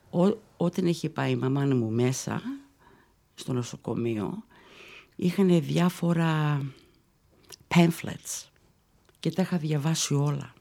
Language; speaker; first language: Greek; early bilingual, heritage; Greek